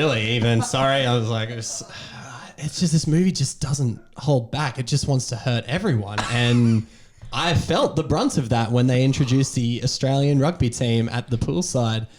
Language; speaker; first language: English; native; English